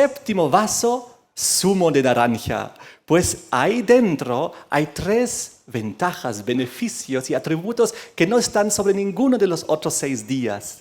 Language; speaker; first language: Spanish; native; Spanish